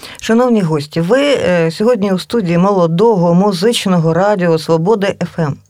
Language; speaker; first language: Ukrainian; native; Ukrainian